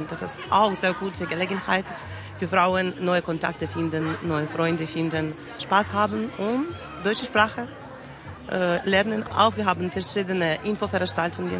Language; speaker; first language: German; non-native, learner; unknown